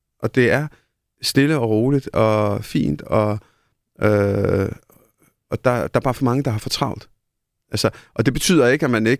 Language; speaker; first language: Danish; early bilingual, other home language; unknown